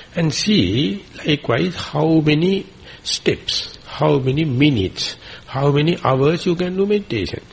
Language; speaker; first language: English; non-native, local second language; Sinhala